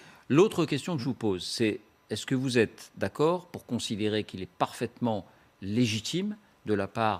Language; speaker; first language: French; native; French